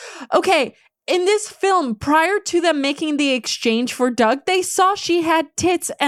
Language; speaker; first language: English; non-native, fluent; Polish